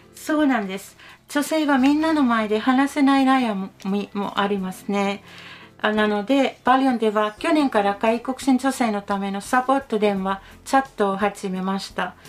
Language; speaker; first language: Japanese; non-native, fluent; Finnish